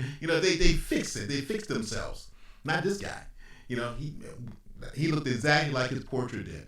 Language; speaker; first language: English; native; English